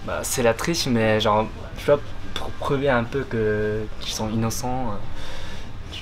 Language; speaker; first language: French; non-native, fluent; Japanese